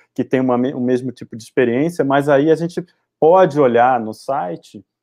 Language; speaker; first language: Portuguese; native; Portuguese